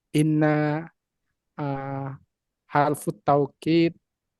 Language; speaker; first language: Arabic; non-native, learner; Indonesian